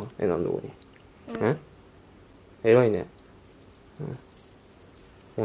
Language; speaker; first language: Japanese; native; Japanese